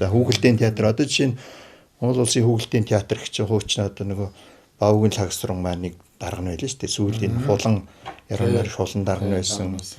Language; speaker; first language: Mongolian; native; Mongolian